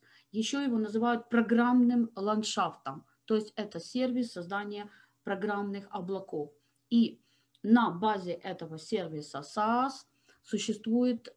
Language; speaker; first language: Russian; native; Russian